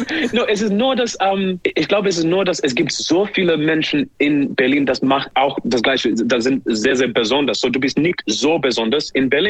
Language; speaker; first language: German; non-native, fluent; English